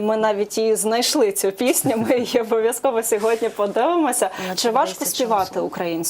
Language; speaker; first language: Ukrainian; native; Ukrainian